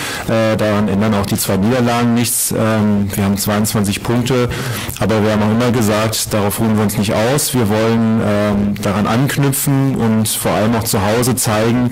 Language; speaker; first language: German; native; German